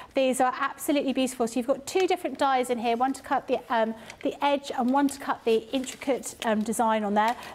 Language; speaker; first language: English; native; English